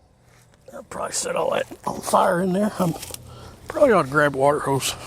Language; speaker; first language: English; native; English